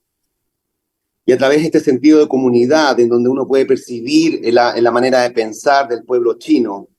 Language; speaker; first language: Spanish; native; Spanish